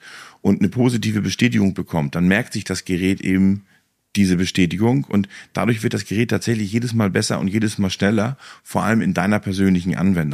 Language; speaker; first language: German; native; German